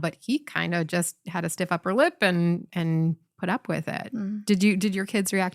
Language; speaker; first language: English; native; English